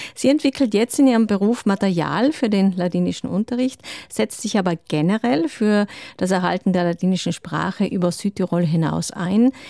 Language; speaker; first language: German; native; German